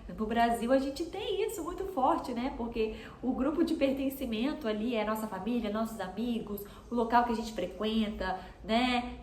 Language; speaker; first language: Portuguese; native; Portuguese